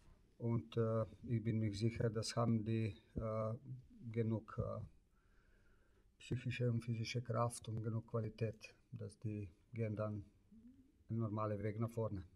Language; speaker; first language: German; non-native, learner; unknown